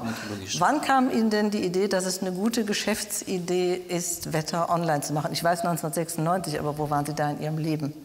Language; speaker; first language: German; native; German